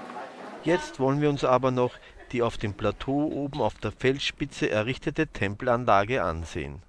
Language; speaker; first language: German; native; German